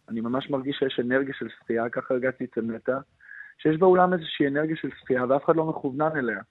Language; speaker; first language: Hebrew; native; Hebrew